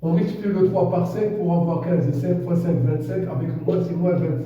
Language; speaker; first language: French; non-native, local second language; Arabic